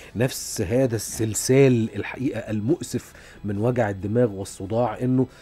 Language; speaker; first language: Arabic; native; Arabic